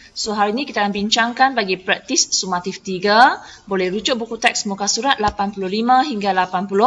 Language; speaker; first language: Malay; non-native, local second language; Chinese